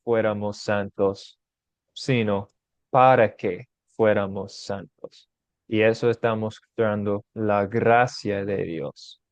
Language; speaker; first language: Spanish; non-native, fluent; English